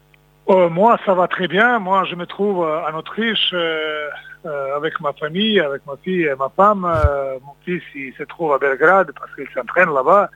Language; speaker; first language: French; non-native, fluent; Serbian